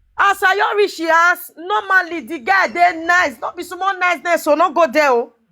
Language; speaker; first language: Nigerian Pidgin; native; Nigerian Pidgin